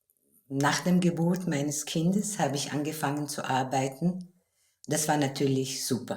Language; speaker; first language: German; non-native, fluent; Kurdish